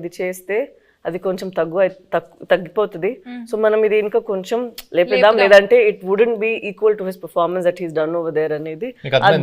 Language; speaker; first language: Telugu; non-native, local second language; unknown